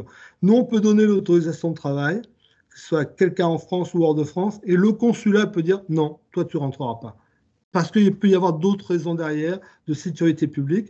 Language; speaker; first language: French; native; French